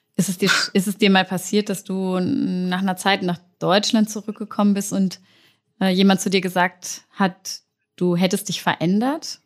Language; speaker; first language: German; native; German